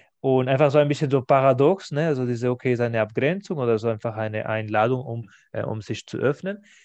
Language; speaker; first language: German; non-native, fluent; Spanish